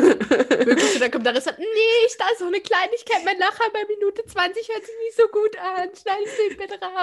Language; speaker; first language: German; native; German